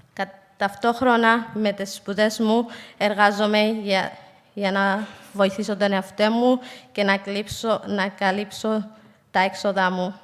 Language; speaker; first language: Greek; non-native, fluent; Somali